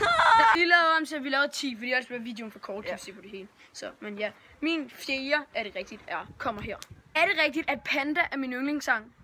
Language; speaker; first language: Danish; native; Danish